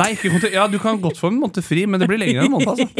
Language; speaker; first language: Norwegian; native; Norwegian